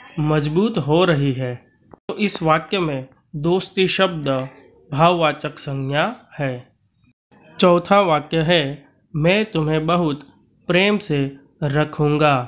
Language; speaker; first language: Hindi; non-native, local second language; Gujarati